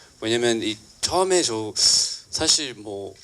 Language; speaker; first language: Korean; non-native, fluent; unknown